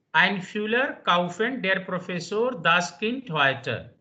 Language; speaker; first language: German; non-native, fluent; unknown